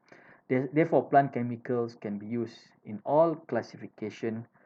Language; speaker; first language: English; non-native, fluent; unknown